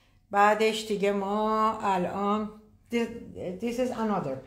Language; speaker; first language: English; non-native, learner; Persian